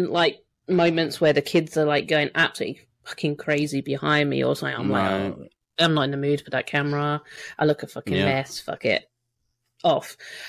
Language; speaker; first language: English; native; English